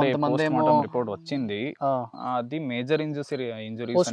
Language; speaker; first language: Telugu; non-native, learner; Kannada